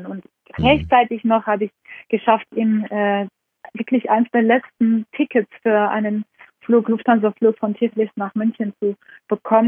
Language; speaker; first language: German; non-native, fluent; Georgian